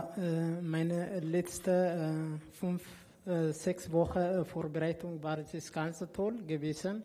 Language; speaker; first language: German; non-native, fluent; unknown